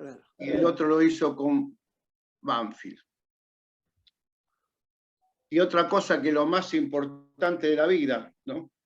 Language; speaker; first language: Spanish; native; Spanish